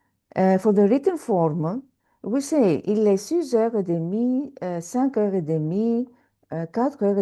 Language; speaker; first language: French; non-native, fluent; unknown